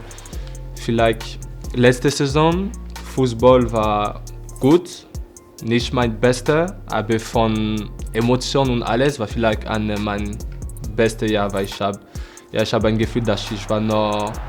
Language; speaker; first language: German; non-native, learner; French